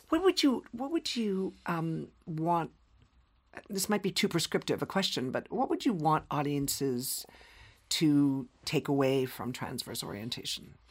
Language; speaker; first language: English; native; English